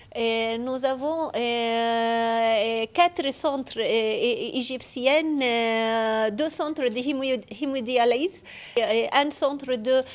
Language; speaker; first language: French; non-native, fluent; Arabic